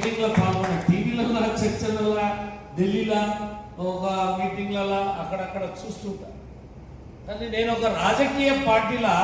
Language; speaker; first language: Telugu; native; Telugu